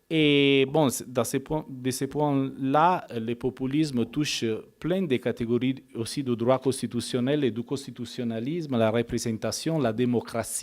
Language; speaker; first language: French; non-native, fluent; Italian